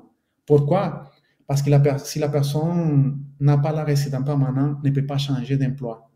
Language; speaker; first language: French; non-native, fluent; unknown